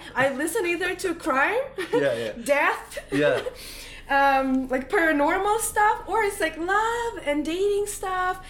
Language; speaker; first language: English; non-native, fluent; Ukrainian